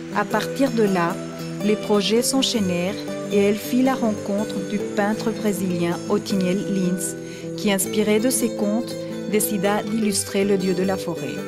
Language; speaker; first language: French; native; French